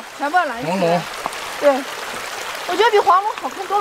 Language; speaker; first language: Chinese; native; Chinese